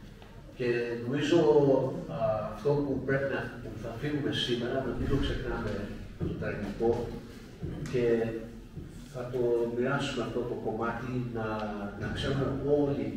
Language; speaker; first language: Greek; early bilingual, heritage; Greek